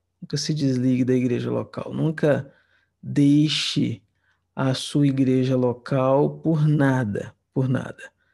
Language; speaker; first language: Portuguese; native; Portuguese